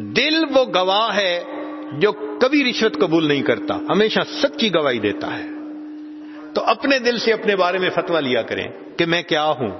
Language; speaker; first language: Urdu; non-native, local second language; Punjabi